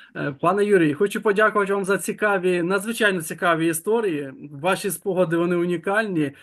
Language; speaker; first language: Ukrainian; native; Ukrainian